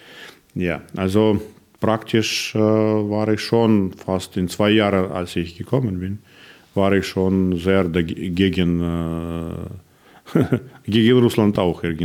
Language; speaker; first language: German; non-native, learner; Russian